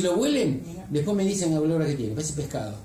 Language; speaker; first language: Spanish; native; Spanish